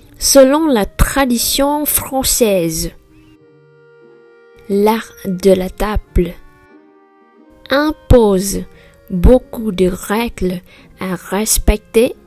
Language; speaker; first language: French; non-native, fluent; Vietnamese